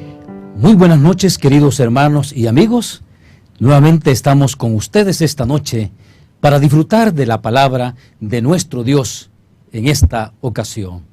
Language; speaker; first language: Spanish; native; Spanish